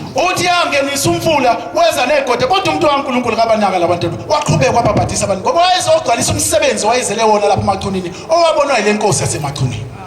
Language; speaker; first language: Zulu; native; Zulu